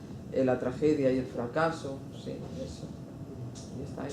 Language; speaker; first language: Spanish; native; Spanish